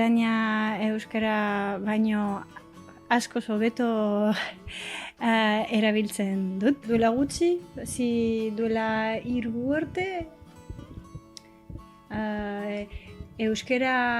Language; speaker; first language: Basque; non-native, learner; French